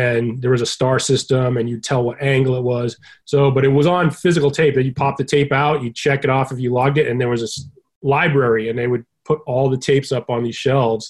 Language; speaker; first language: English; native; English